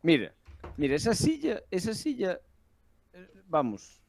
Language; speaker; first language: Spanish; native; Spanish